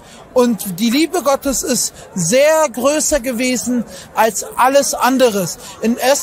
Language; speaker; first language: German; non-native, fluent; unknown